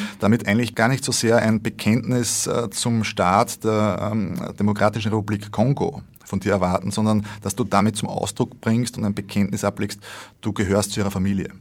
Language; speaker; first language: German; native; German